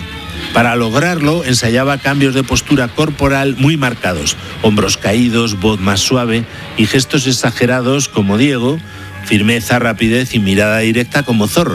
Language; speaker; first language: Spanish; native; Spanish